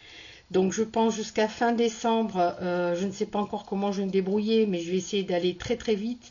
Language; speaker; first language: French; native; French